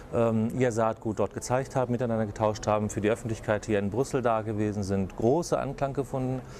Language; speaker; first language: German; native; German